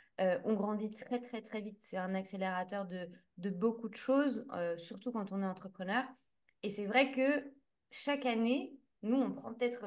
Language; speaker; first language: French; native; French